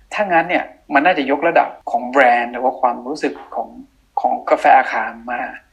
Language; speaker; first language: Thai; non-native, local second language; Akha